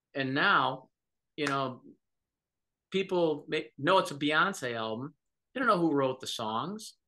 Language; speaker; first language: English; native; English